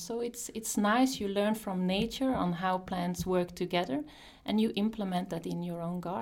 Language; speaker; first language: English; non-native, fluent; Dutch